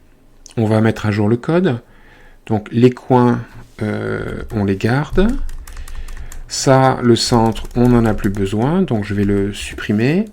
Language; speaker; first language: French; native; French